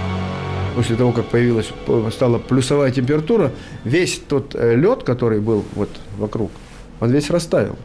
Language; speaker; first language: Russian; native; Russian